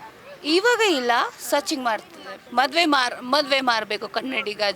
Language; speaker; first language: Kannada; non-native, learner; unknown